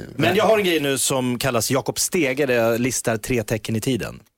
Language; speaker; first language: Swedish; native; Swedish